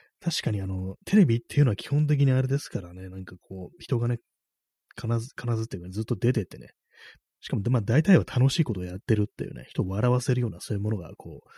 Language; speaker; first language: Japanese; native; Japanese